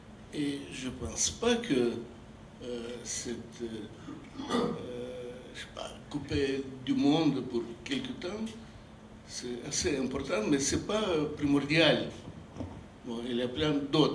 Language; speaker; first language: French; non-native, fluent; Russian